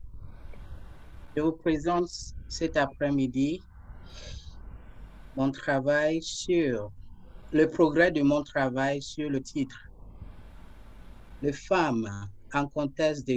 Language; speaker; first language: French; non-native, fluent; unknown